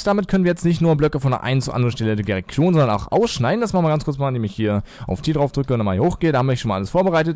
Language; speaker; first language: German; native; German